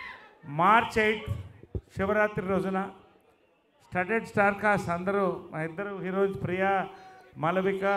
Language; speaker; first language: Telugu; native; Telugu